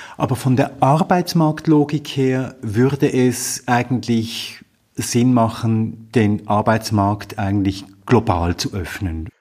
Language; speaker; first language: German; native; German